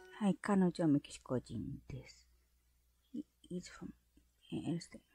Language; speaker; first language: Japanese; native; Japanese